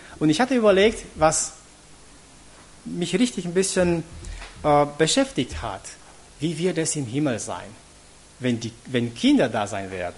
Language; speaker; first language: German; non-native, fluent; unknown